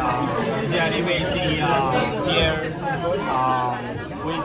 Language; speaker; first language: French; non-native, learner; Tamil